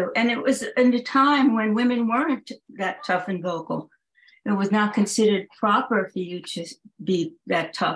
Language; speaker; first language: English; native; English